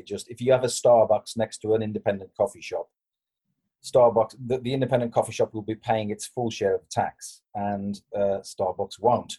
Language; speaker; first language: English; native; English